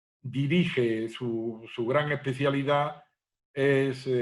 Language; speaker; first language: Spanish; native; Spanish